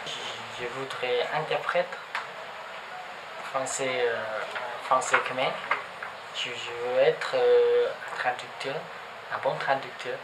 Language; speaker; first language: French; non-native, learner; Khmer